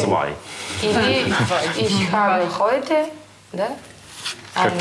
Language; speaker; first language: German; non-native, learner; Russian